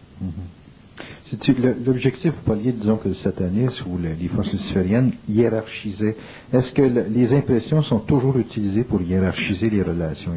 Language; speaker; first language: French; native; French